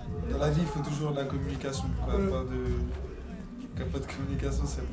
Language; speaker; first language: French; native; French